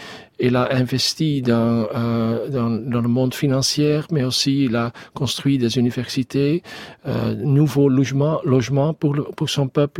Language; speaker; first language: French; non-native, learner; Dutch